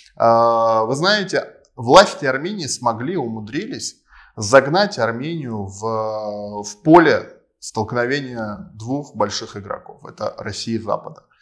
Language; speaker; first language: Russian; non-native, local second language; Armenian